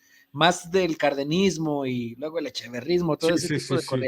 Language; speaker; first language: Spanish; native; Spanish